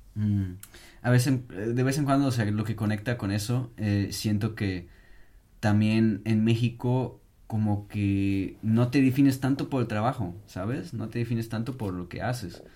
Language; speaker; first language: Spanish; non-native, fluent; German